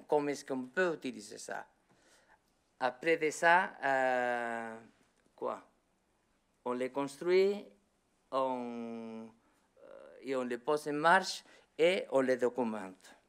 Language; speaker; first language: French; non-native, learner; Spanish